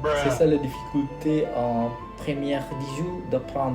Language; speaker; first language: French; non-native, learner; Indonesian